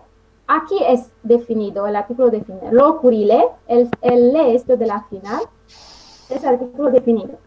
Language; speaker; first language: Spanish; non-native, fluent; Romanian